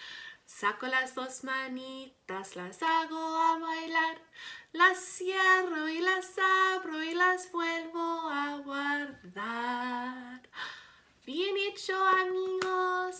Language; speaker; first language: Spanish; non-native, learner; English